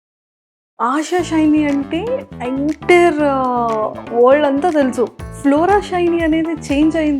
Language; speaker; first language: Telugu; native; Telugu